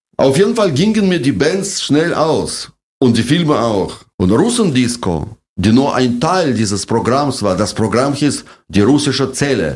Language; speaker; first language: German; non-native, fluent; Russian